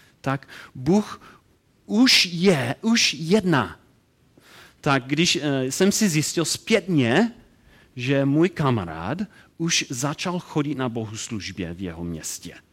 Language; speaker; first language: Czech; non-native, learner; English